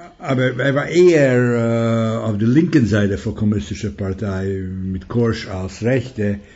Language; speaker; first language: German; non-native, fluent; Hungarian